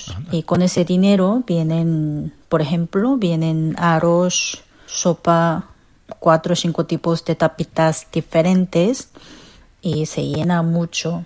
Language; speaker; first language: Spanish; non-native, fluent; Korean